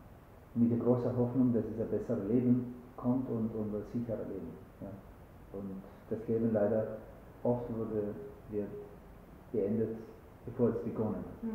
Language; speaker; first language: German; non-native, learner; Arabic